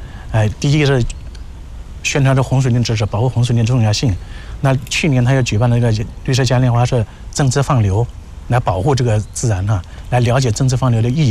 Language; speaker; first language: Chinese; native; Chinese